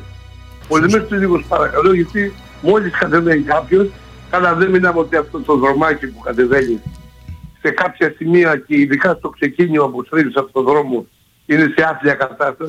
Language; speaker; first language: Greek; native; Greek